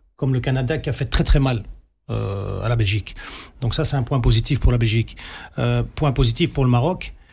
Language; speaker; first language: French; native; French